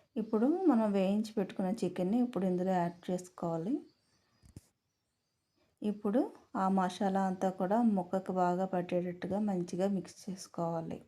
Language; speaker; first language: Telugu; native; Telugu